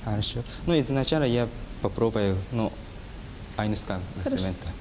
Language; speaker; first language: Russian; non-native, learner; Japanese